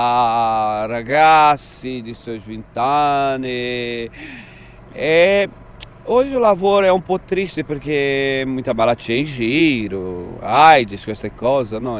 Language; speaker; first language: Italian; non-native, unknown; Portuguese